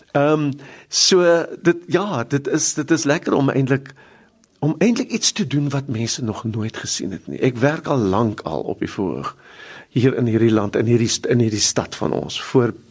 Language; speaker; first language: Afrikaans; native; Afrikaans